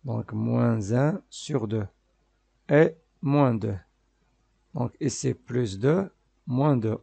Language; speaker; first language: French; non-native, local second language; Arabic